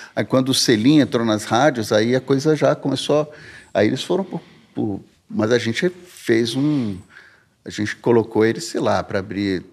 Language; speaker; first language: Portuguese; early bilingual, heritage; Portuguese